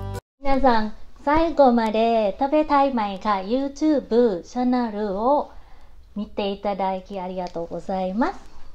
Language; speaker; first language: Japanese; non-native, local second language; Thai